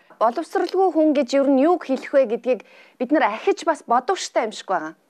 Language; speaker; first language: Mongolian; native; Mongolian